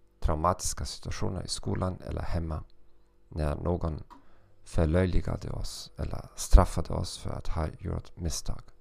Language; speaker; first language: Swedish; non-native, fluent; German